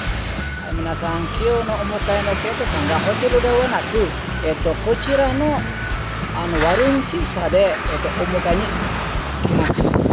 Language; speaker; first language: Japanese; non-native, fluent; Indonesian